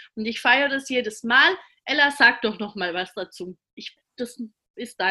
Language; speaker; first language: German; native; German